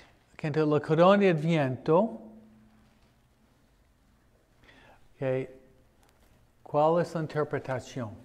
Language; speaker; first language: Spanish; non-native, fluent; English